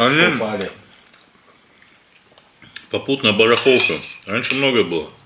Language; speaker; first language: Russian; native; Russian